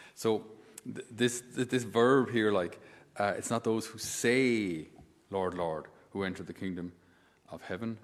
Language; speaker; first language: English; native; English